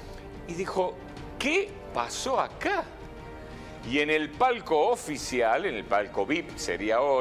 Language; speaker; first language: Spanish; native; Spanish